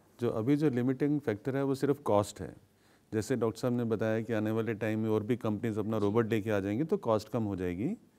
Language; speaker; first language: Hindi; native; Hindi